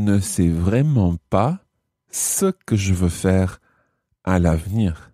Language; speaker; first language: French; non-native, fluent; English